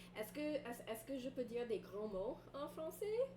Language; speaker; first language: French; non-native, fluent; English